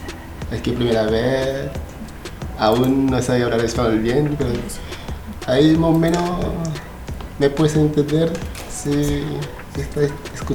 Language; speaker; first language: Spanish; non-native, learner; Haitian Creole